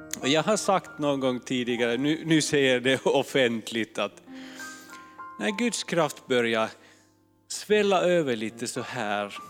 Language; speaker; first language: Swedish; non-native, fluent; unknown